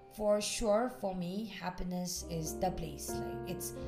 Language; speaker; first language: English; non-native, fluent; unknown